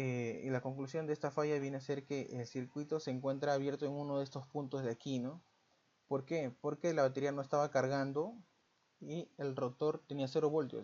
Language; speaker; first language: Spanish; native; Spanish